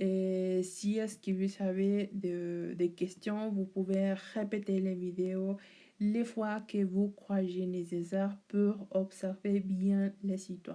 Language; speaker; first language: French; non-native, learner; Spanish